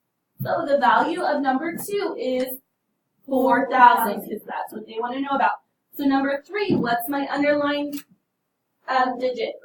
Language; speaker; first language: English; native; English